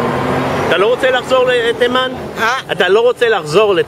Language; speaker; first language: Hebrew; non-native, fluent; English